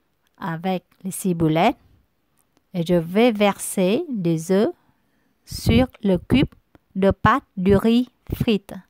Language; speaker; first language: French; non-native, learner; Vietnamese